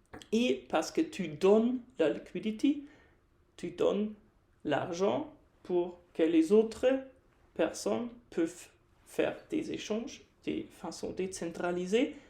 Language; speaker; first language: French; non-native, fluent; German